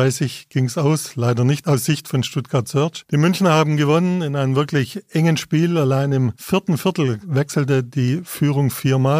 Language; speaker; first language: German; native; German